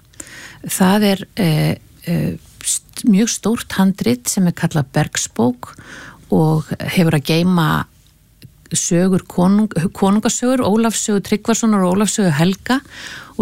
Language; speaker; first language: Icelandic; native; Icelandic